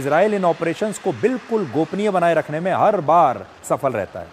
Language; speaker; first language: Hindi; native; Hindi